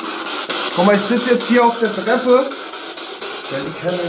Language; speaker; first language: German; native; German